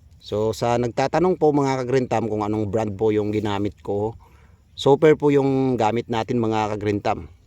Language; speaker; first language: Filipino; non-native, local second language; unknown